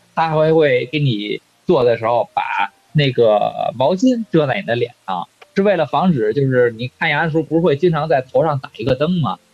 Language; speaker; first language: Chinese; native; Chinese